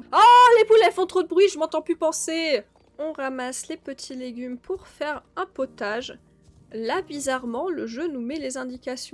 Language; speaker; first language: French; native; French